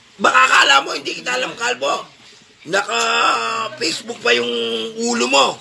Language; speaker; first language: Filipino; non-native, local second language; Pampanga